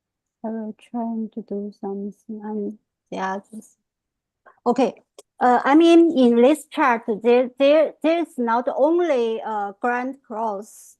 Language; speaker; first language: English; non-native, fluent; Chinese